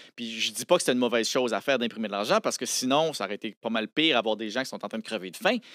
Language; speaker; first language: French; native; French